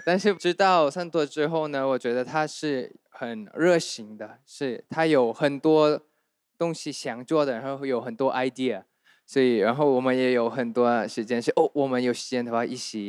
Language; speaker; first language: Chinese; non-native, learner; Thai